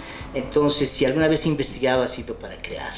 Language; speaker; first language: Spanish; native; Spanish